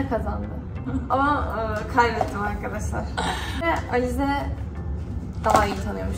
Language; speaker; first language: Turkish; early bilingual, heritage; Turkish